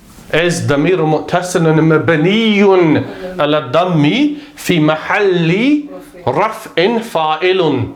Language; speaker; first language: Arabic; non-native, fluent; English